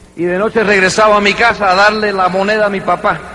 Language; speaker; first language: Spanish; early bilingual, heritage; Spanish